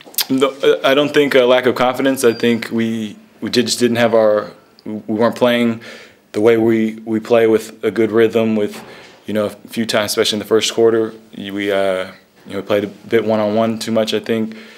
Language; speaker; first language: English; native; English